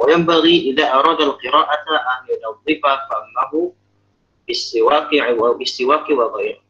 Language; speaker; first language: Arabic; non-native, fluent; Indonesian